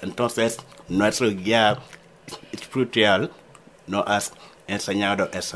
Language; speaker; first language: Spanish; non-native, learner; Wolof